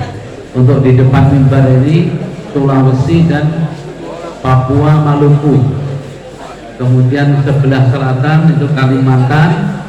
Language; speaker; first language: Indonesian; non-native, local second language; Javanese